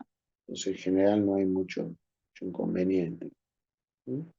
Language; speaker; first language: Spanish; native; Spanish